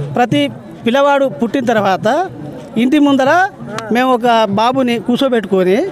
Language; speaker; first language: Telugu; non-native, local second language; Lambadi